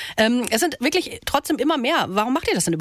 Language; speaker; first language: German; native; German